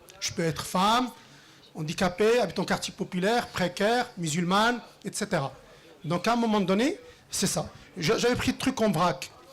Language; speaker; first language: French; early bilingual, other home language; Riffian